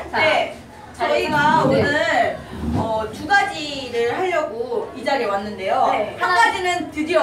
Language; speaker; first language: Korean; native; Korean